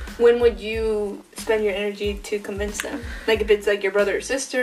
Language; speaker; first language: English; early bilingual, other home language; Spanish